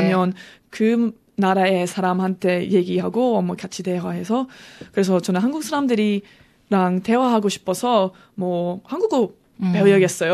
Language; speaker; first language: Korean; non-native, learner; English